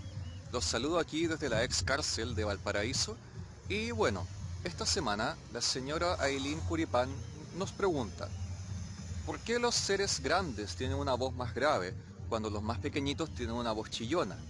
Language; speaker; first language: Spanish; native; Spanish